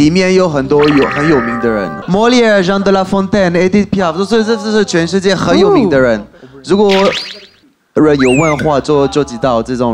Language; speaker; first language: Chinese; non-native, fluent; French